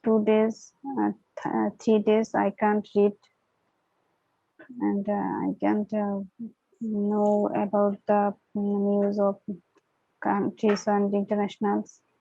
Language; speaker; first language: English; non-native, learner; Bangla